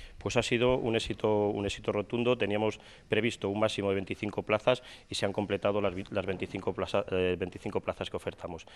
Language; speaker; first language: Spanish; native; Spanish